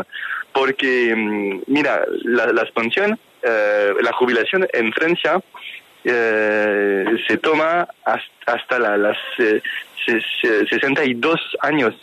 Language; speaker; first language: Spanish; non-native, fluent; French